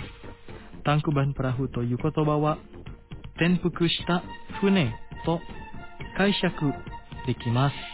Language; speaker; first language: Japanese; non-native, fluent; Indonesian